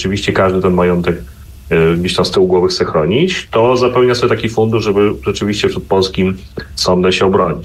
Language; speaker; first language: Polish; native; Polish